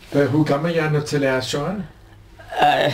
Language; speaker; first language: Hebrew; non-native, learner; English